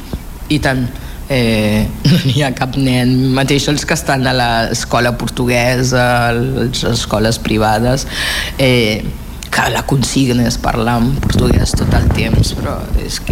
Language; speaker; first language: Catalan; non-native, fluent; Kabuverdianu